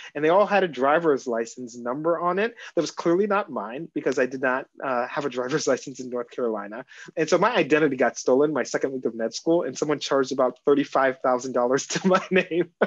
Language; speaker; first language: English; native; English